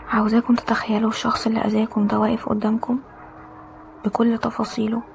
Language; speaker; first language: Arabic; native; Arabic